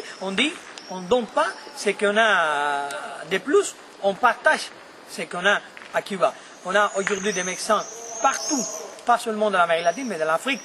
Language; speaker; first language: French; non-native, fluent; Spanish